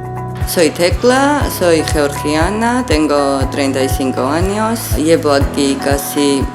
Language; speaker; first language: Spanish; non-native, learner; Georgian